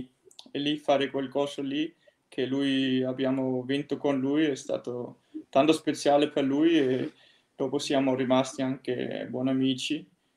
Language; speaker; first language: Italian; non-native, fluent; Danish